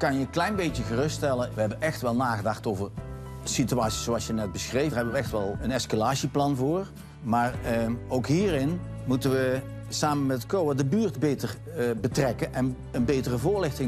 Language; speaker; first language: Dutch; native; Dutch